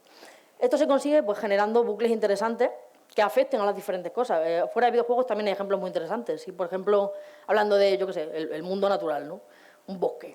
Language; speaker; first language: Spanish; native; Spanish